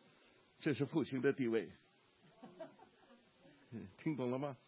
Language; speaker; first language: Chinese; native; Chinese